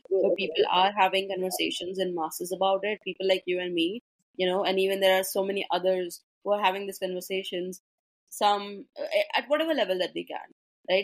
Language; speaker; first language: English; non-native, local second language; Hindi